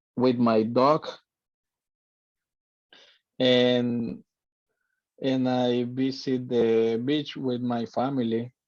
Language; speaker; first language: English; non-native, learner; Spanish